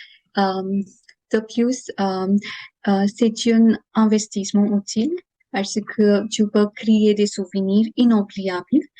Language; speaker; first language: French; non-native, learner; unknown